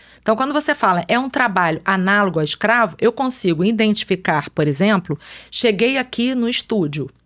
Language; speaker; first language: Portuguese; native; Portuguese